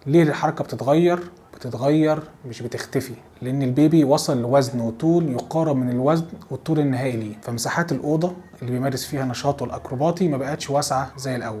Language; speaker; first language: Arabic; native; Arabic